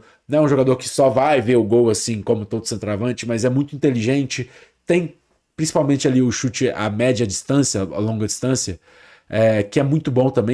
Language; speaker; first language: Portuguese; native; Portuguese